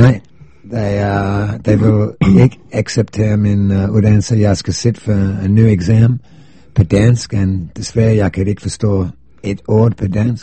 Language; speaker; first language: Danish; non-native, fluent; English